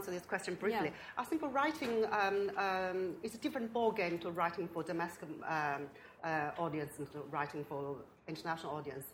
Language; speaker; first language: English; non-native, fluent; Chinese